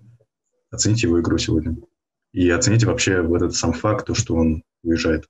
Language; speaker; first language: Russian; native; Russian